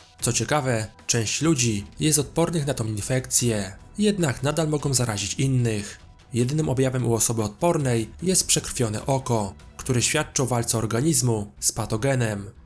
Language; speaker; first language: Polish; native; Polish